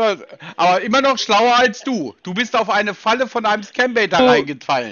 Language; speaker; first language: German; native; German